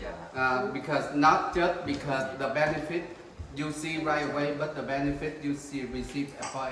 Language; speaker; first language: English; non-native, fluent; Vietnamese